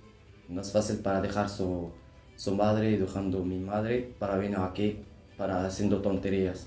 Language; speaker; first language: Spanish; non-native, learner; Arabic